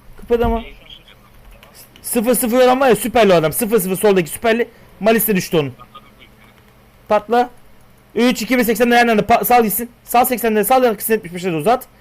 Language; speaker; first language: Turkish; native; Turkish